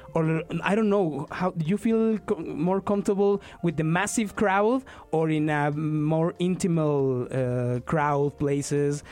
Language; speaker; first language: English; non-native, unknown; Spanish